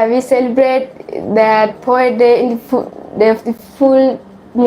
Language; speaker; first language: English; non-native, learner; Sinhala